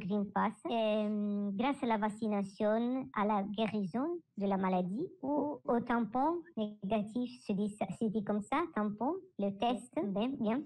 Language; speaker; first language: French; non-native, learner; Italian